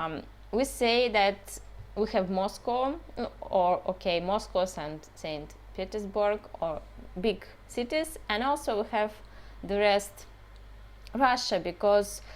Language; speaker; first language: English; non-native, fluent; Russian